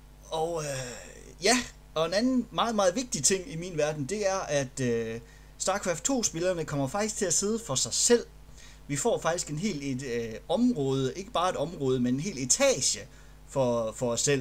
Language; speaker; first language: Danish; native; Danish